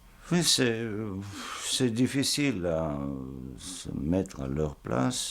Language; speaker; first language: French; non-native, fluent; Georgian